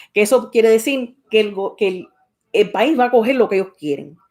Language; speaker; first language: Spanish; early bilingual, heritage; Spanish